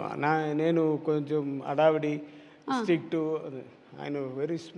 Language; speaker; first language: Telugu; non-native, learner; Tamil